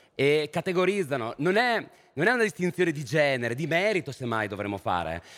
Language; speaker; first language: Italian; native; Italian